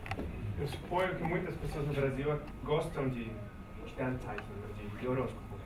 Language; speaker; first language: Portuguese; non-native, fluent; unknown